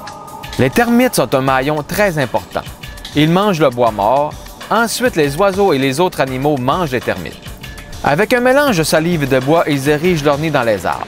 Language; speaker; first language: French; native; French